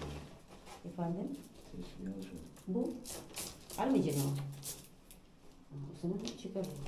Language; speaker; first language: Turkish; non-native, learner; Filipino